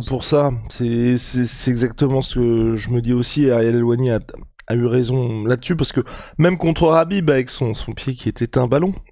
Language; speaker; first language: French; native; French